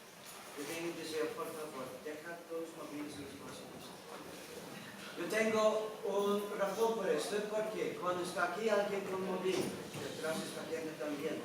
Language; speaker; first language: Spanish; non-native, learner; Dutch